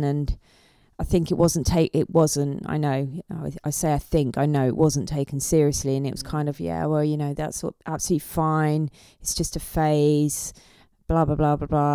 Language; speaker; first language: English; native; English